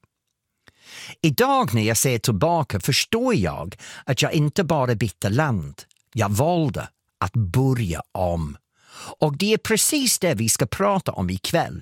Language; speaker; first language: Swedish; non-native, fluent; English